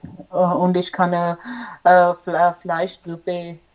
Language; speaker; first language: German; non-native, learner; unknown